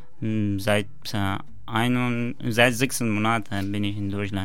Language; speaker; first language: German; non-native, learner; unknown